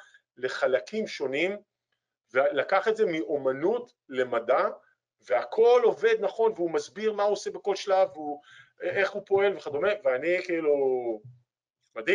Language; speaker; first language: Hebrew; native; Hebrew